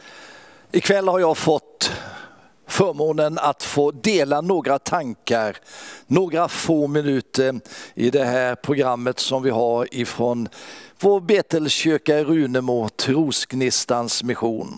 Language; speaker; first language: Swedish; native; Swedish